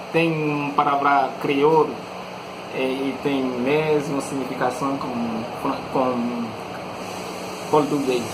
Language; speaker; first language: Portuguese; non-native, learner; Haitian Creole